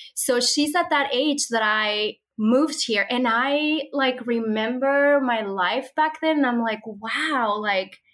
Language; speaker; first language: English; early bilingual, other home language; Spanish